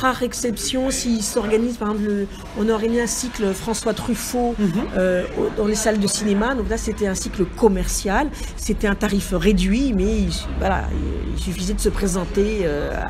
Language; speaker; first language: French; native; French